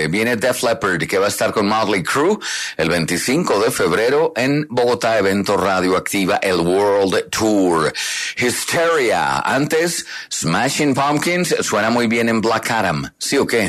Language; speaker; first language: Spanish; native; Spanish